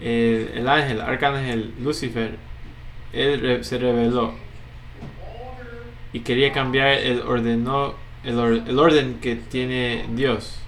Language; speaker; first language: Spanish; non-native, fluent; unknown